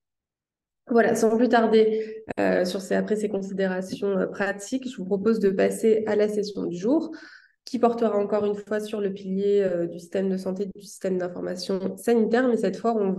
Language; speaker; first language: French; native; French